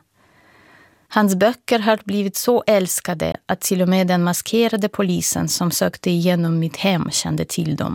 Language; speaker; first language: Swedish; non-native, fluent; Russian